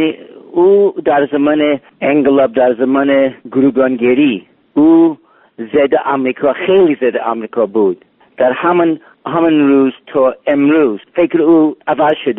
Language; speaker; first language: Persian; non-native, learner; English